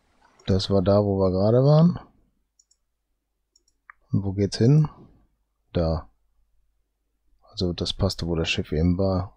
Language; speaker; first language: German; native; German